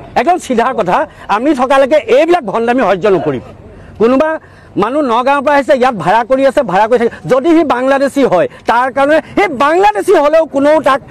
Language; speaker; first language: Assamese; native; Assamese